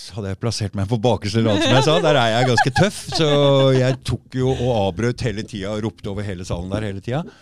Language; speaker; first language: Norwegian; native; Norwegian